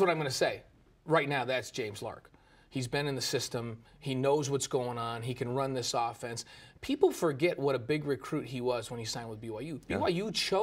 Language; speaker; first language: English; native; English